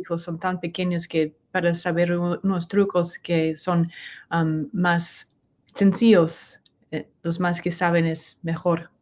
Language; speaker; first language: Spanish; non-native, learner; English